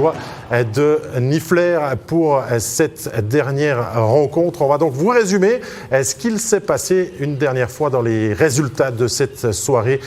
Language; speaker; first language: French; native; French